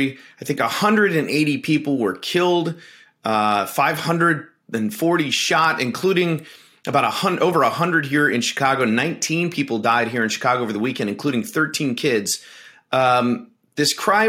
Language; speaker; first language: English; native; English